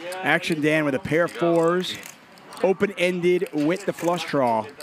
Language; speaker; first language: English; native; English